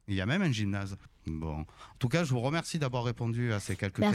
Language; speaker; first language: French; native; French